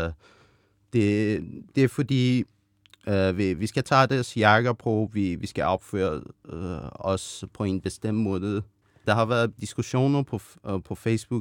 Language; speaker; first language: Danish; non-native, fluent; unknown